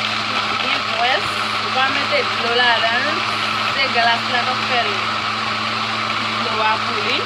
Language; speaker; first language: French; non-native, learner; Haitian Creole